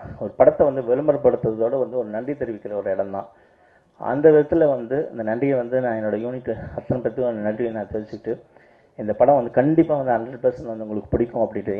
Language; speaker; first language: Tamil; native; Tamil